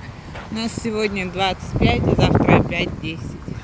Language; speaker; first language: Russian; native; Russian